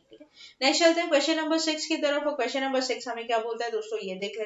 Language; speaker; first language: Hindi; native; Hindi